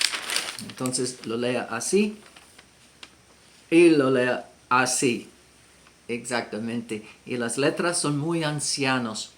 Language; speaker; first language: Spanish; non-native, fluent; English